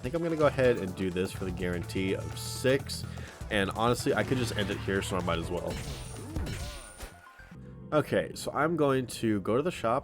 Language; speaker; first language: English; native; English